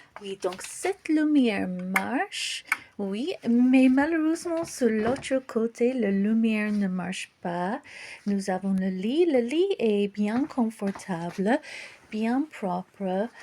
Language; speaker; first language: French; non-native, fluent; English